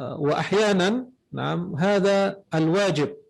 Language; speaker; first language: Arabic; non-native, fluent; Indonesian